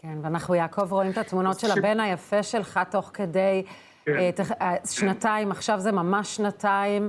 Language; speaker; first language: Hebrew; native; Hebrew